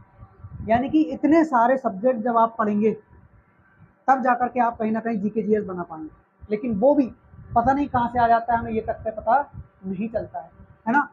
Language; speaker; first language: Hindi; native; Hindi